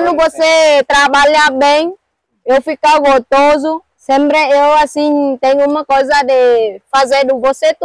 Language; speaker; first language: Portuguese; non-native, learner; Vietnamese